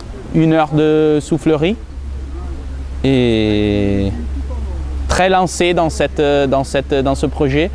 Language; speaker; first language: French; non-native, fluent; Italian